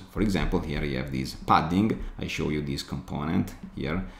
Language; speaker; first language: English; non-native, fluent; Italian